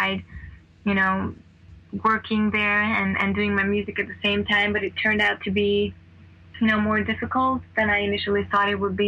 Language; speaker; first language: English; non-native, fluent; Hungarian